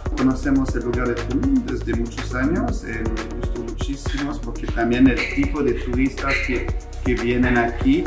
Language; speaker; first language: Spanish; non-native, fluent; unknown